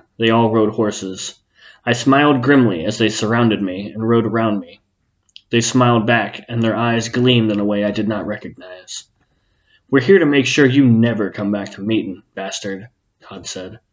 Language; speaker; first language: English; native; English